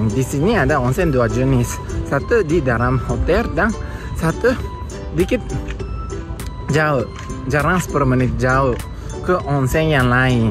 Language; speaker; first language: Indonesian; non-native, learner; Japanese